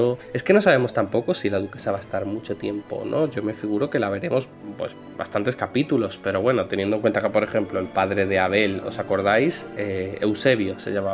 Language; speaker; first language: Spanish; native; Spanish